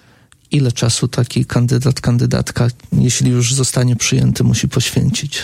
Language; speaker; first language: Polish; native; Polish